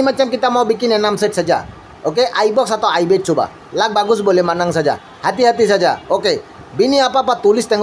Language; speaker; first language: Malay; non-native, learner; Bangla